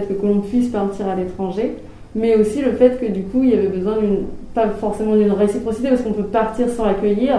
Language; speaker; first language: French; native; French